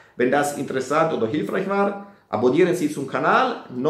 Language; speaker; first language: German; non-native, fluent; Italian